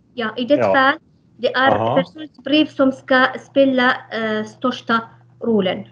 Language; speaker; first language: Swedish; non-native, fluent; Arabic